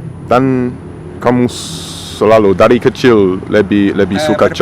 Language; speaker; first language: Indonesian; non-native, fluent; English